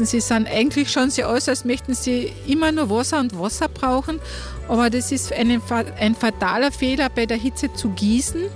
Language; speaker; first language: German; native; German